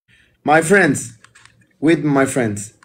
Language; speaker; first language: English; non-native, learner; Spanish